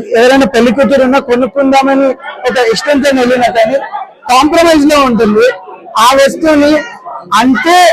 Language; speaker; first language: Telugu; native; Telugu